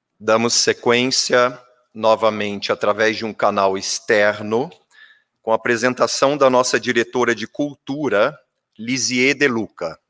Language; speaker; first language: Portuguese; native; Portuguese